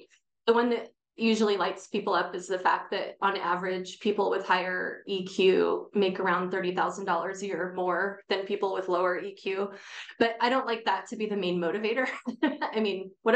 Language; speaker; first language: English; native; English